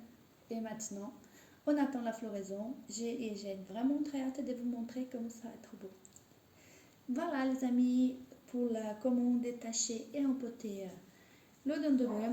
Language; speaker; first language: French; native; French